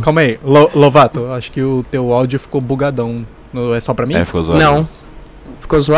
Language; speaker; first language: Portuguese; native; Portuguese